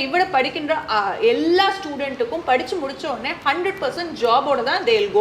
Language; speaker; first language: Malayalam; non-native, learner; Tamil